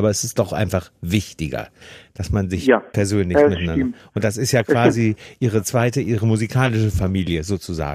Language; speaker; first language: German; native; German